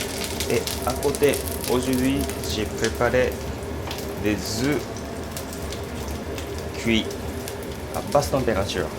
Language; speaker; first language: French; non-native, fluent; Japanese